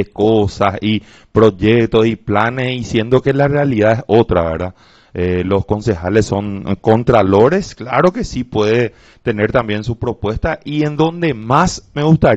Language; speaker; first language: Spanish; native; Spanish